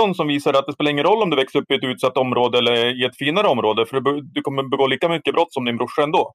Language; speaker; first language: Swedish; native; Swedish